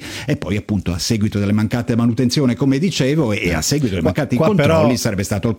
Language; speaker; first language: Italian; native; Italian